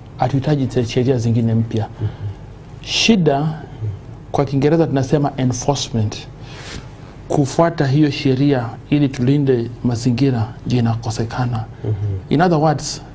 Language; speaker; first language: Swahili; non-native, local second language; Luo (Kenya and Tanzania)